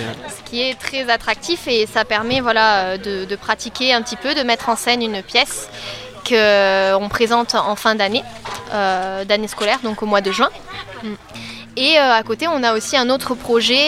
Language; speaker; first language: French; native; French